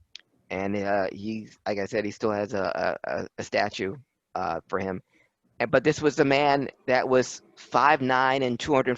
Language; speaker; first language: English; native; English